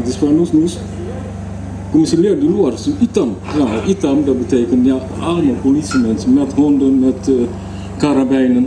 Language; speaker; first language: Dutch; early bilingual, other home language; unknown